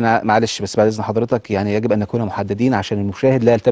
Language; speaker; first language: Arabic; native; Arabic